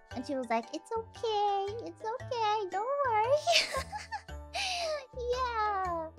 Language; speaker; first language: English; non-native, fluent; Italian